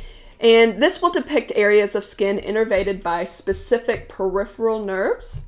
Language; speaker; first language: English; native; English